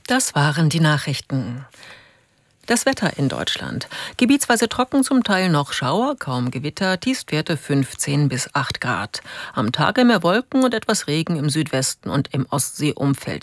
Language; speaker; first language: German; native; German